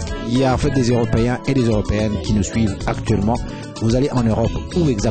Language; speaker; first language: French; native; French